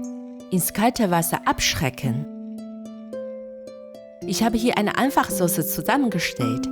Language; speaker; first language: German; non-native, fluent; Chinese